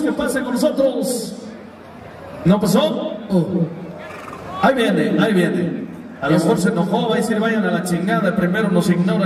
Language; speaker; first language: Spanish; native; Spanish